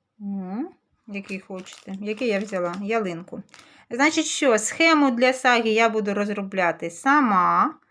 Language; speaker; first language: Ukrainian; native; Ukrainian